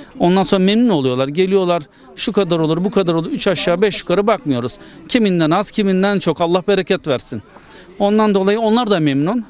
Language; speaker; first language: Turkish; native; Turkish